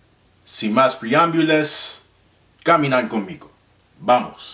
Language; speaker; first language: Spanish; non-native, learner; English